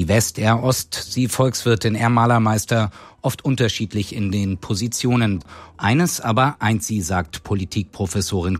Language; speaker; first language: German; native; German